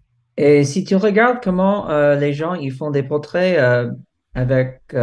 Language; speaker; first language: French; non-native, fluent; English